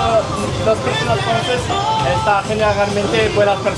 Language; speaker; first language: Spanish; non-native, learner; French